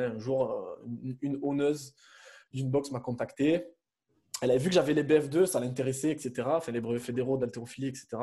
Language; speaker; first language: French; native; French